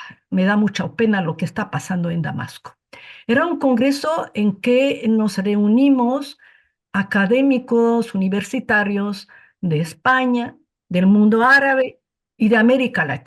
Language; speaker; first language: Spanish; non-native, fluent; Arabic